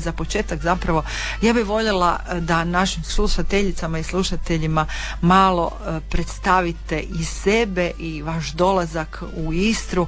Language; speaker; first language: Serbian; native; Serbian